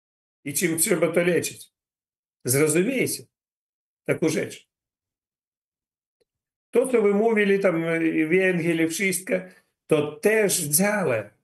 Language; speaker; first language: Polish; non-native, learner; Ukrainian